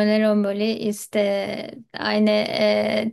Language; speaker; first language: German; non-native, learner; Turkish